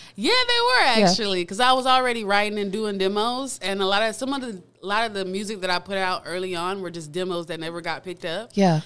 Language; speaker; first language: English; native; English